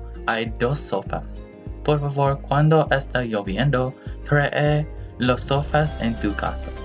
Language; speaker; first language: Spanish; non-native, learner; English